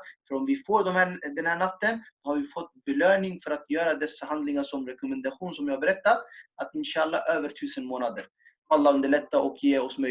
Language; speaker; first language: Swedish; non-native, fluent; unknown